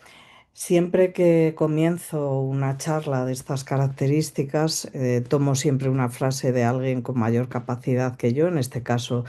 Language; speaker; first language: Spanish; native; Spanish